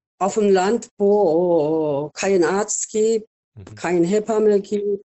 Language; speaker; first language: German; non-native, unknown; Korean